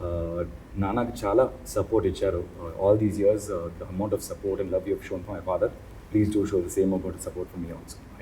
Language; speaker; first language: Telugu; non-native, learner; Tamil